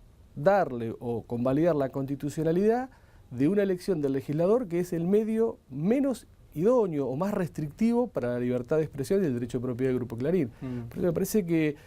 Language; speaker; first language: Spanish; native; Spanish